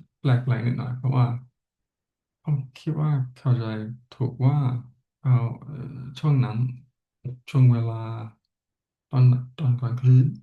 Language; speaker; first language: Thai; non-native, learner; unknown